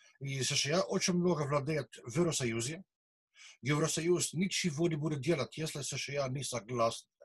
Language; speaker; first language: Russian; non-native, learner; Dutch